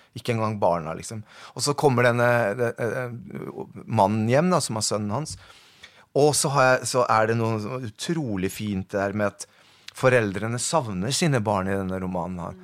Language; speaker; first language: Norwegian; early bilingual, other home language; Spanish